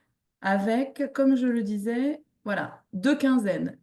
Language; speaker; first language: French; native; French